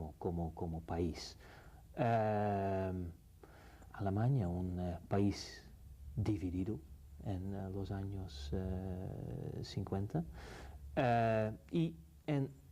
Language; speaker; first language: Spanish; non-native, fluent; Dutch